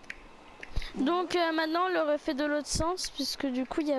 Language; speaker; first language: French; native; French